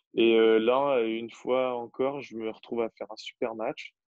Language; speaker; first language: French; native; French